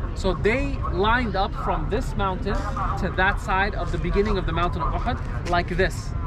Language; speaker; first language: English; native; English